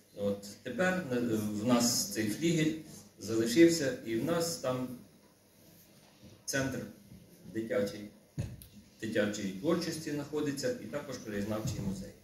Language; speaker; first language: Ukrainian; native; Ukrainian